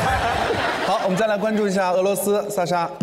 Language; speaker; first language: Chinese; native; Chinese